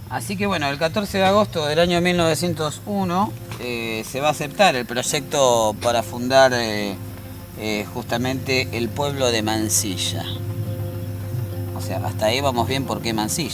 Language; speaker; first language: Spanish; native; Spanish